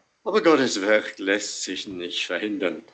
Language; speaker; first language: German; non-native, fluent; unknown